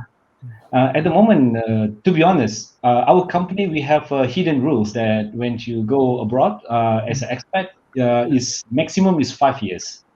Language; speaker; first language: English; non-native, learner; Malay